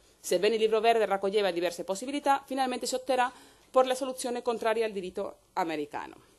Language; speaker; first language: Italian; non-native, fluent; Spanish